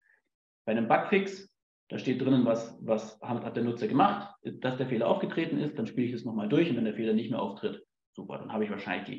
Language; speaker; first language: German; native; German